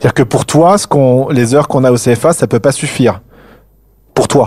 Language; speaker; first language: French; native; French